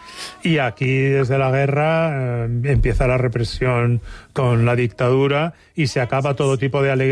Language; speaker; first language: Spanish; native; Spanish